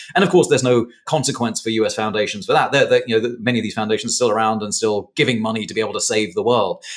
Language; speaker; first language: English; native; English